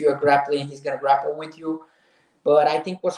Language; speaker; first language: English; non-native, fluent; Portuguese